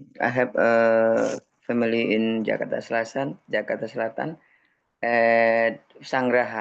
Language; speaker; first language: English; non-native, learner; Indonesian